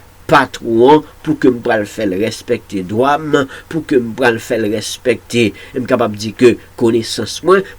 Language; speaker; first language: French; non-native, local second language; Haitian Creole